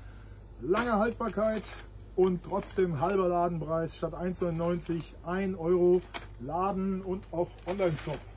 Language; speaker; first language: German; native; German